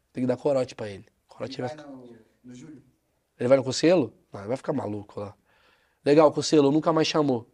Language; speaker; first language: Portuguese; native; Portuguese